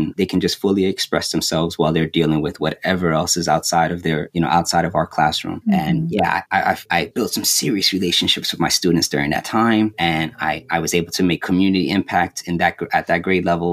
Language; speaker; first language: English; native; English